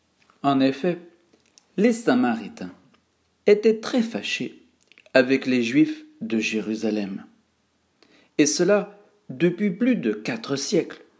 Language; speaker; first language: French; native; French